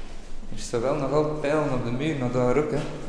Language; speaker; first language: Dutch; native; Dutch